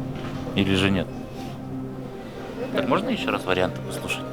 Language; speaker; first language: Russian; non-native, local second language; Kyrgyz